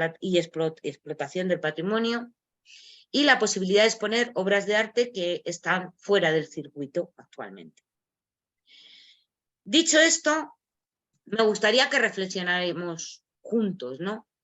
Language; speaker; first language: Spanish; native; Spanish